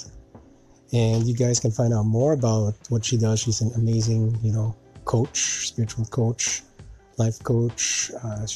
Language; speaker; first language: English; non-native, local second language; Filipino